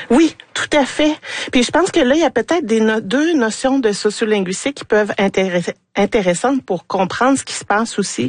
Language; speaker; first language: French; native; French